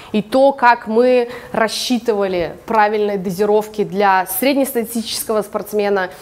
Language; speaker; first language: Russian; early bilingual, other home language; English